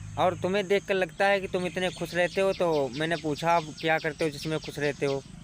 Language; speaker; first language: Hindi; native; Hindi